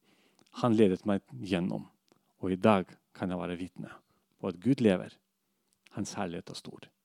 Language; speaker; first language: Norwegian; non-native, fluent; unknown